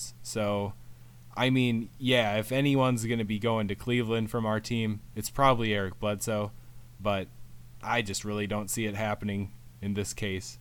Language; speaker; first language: English; native; English